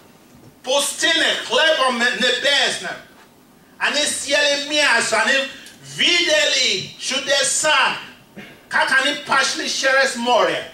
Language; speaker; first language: Russian; non-native, fluent; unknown